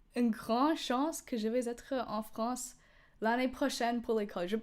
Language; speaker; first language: French; non-native, learner; English